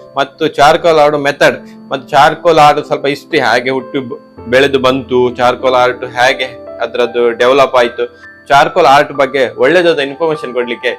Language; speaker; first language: Kannada; native; Kannada